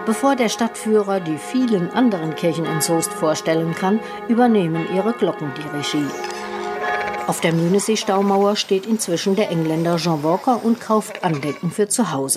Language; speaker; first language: German; native; German